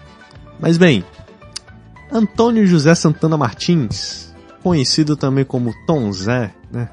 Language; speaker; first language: Portuguese; native; Portuguese